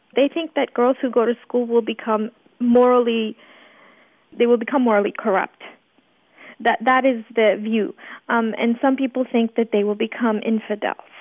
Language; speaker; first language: English; early bilingual, other home language; Persian